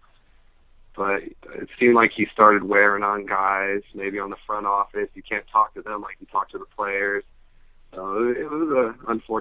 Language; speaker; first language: English; native; English